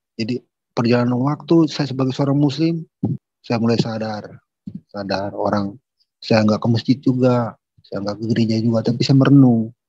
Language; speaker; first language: Indonesian; native; Indonesian